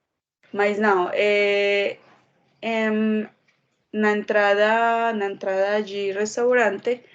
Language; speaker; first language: Portuguese; non-native, learner; Spanish